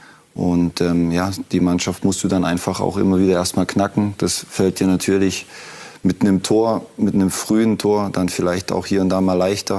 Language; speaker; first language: German; native; German